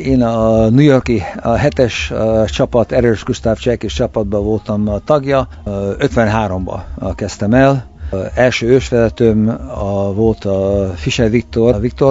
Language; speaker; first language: Hungarian; early bilingual, heritage; Hungarian